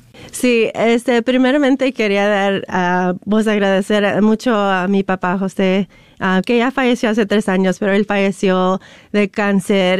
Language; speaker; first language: Spanish; early bilingual, other home language; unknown